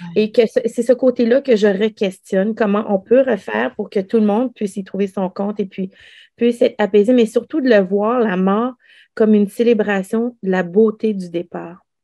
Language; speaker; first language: French; early bilingual, other home language; Lao